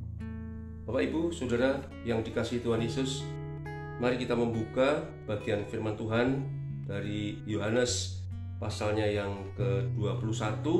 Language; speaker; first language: Indonesian; native; Indonesian